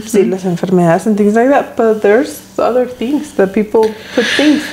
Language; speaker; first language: English; early bilingual, other home language; Spanish